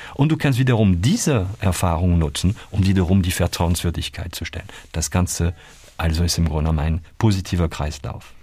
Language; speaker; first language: German; non-native, fluent; French